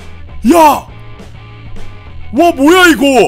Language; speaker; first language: Korean; native; Korean